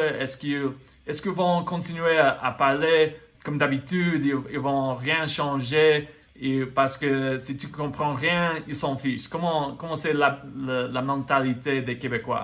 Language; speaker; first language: French; non-native, learner; English